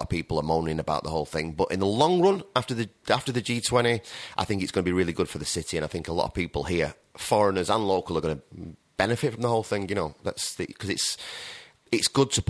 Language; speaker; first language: English; native; English